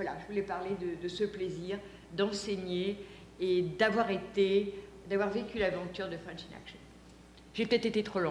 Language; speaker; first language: French; native; French